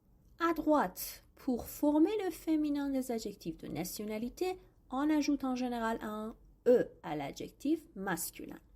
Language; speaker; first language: French; non-native, fluent; Persian